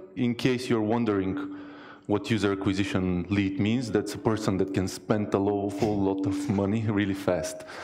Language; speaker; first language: English; non-native, fluent; Bulgarian